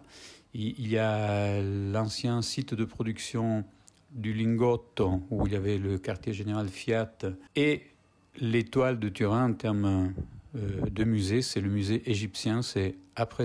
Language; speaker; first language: French; non-native, fluent; Italian